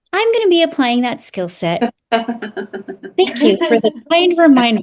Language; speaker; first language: English; native; English